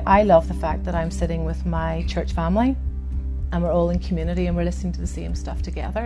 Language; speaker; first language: English; native; English